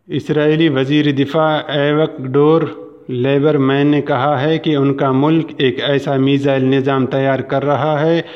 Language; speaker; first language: Urdu; non-native, local second language; Baluchi